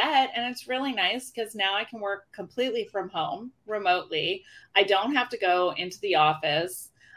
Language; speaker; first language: English; native; English